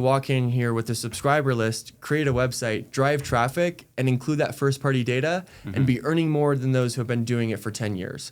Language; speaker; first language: English; native; English